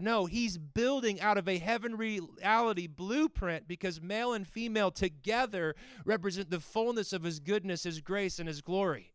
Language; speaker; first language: English; native; English